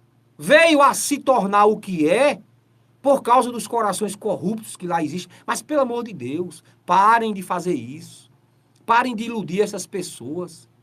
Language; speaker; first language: Portuguese; native; Portuguese